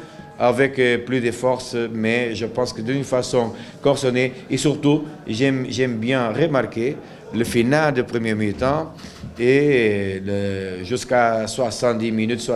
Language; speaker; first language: French; non-native, local second language; Arabic